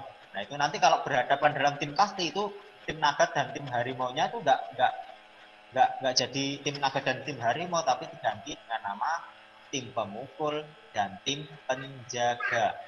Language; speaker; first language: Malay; non-native, local second language; Javanese